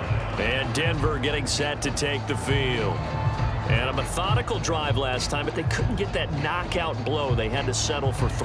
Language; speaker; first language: English; native; English